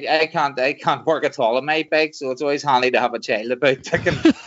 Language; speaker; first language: English; native; English